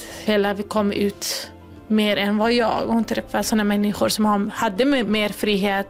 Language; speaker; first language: Swedish; non-native, fluent; Kurdish